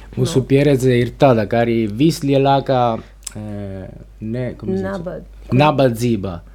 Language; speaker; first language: Latvian; non-native, learner; Italian